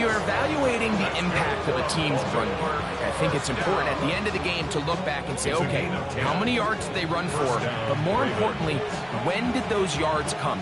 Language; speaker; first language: English; native; English